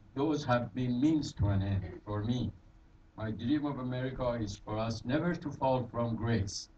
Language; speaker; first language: English; non-native, fluent; Persian